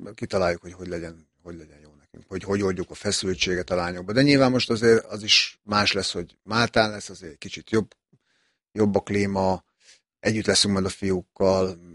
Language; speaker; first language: Hungarian; native; Hungarian